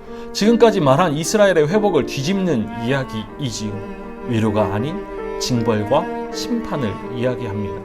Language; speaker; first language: Korean; native; Korean